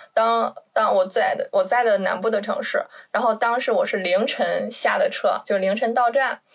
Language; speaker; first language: Chinese; native; Chinese